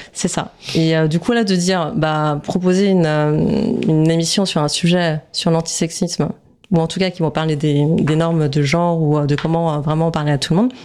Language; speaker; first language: French; native; French